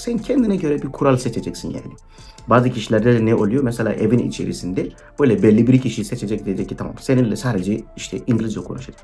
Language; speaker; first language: Turkish; non-native, fluent; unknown